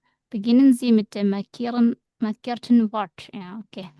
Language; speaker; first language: German; non-native, fluent; Indonesian